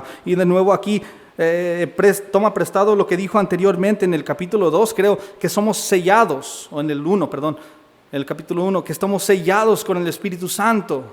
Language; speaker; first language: Spanish; native; Spanish